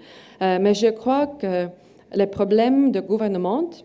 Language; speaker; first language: French; non-native, learner; Estonian